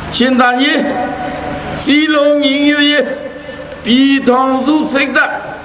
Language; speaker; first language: Burmese; non-native, local second language; Pa'o Karen